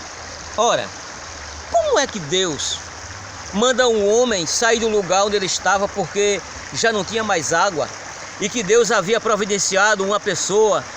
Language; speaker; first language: Portuguese; native; Portuguese